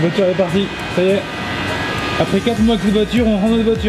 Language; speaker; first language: French; native; French